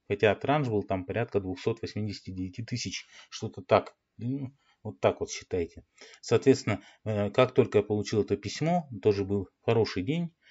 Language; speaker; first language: Russian; native; Russian